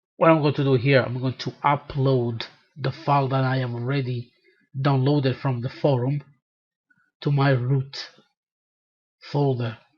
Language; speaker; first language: English; non-native, fluent; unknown